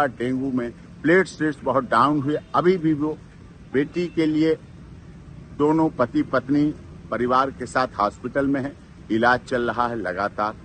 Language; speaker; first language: Hindi; native; Hindi